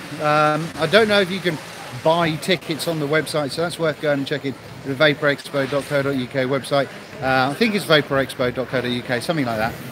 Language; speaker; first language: English; native; English